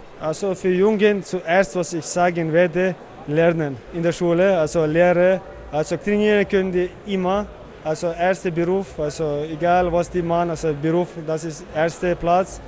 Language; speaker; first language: German; non-native, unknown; Chechen